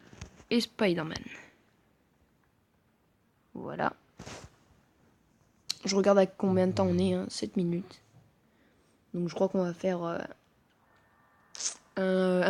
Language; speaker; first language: French; native; French